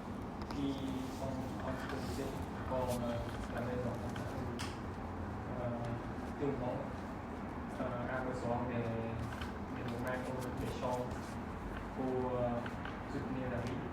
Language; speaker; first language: French; non-native, learner; Khmer